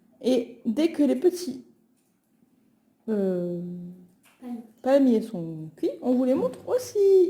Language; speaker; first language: French; native; French